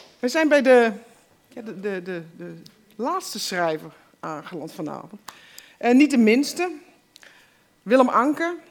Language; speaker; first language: Dutch; native; Dutch